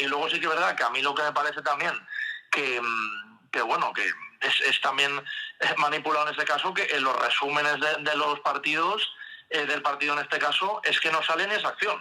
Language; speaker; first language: Spanish; native; Spanish